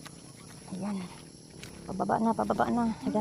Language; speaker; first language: Filipino; non-native, local second language; Cebuano